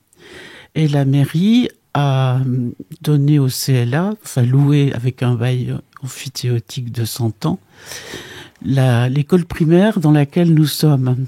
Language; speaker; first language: French; native; French